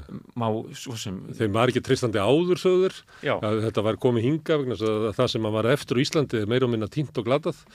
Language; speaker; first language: Icelandic; native; Icelandic